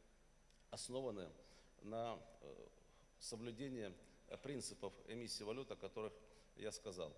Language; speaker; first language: Russian; native; Russian